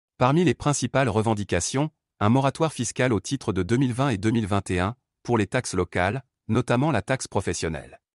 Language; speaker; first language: French; non-native, local second language; Arabic